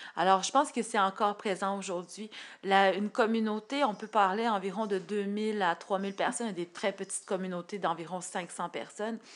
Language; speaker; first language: French; native; French